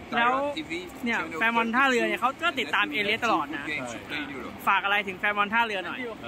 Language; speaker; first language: Thai; native; Thai